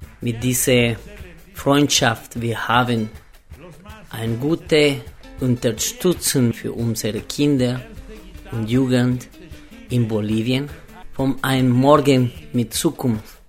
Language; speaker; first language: German; non-native, learner; Spanish